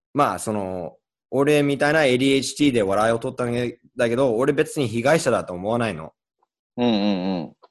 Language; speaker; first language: Japanese; non-native, fluent; English